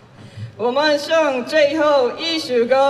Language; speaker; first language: Chinese; non-native, learner; Korean